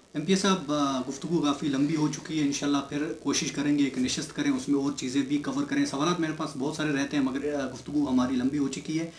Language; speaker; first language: Urdu; native; Urdu